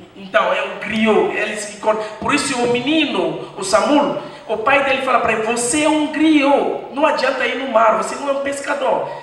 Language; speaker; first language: Portuguese; non-native, fluent; French